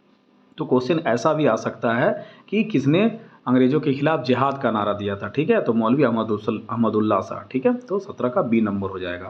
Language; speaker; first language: Hindi; native; Hindi